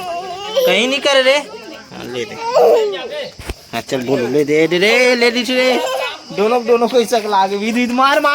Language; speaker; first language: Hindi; non-native, local second language; Chhattisgarhi